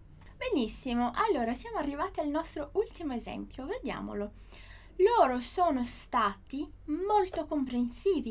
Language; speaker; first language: Italian; non-native, fluent; Portuguese